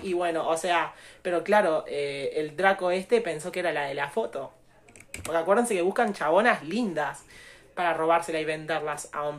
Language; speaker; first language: Spanish; native; Spanish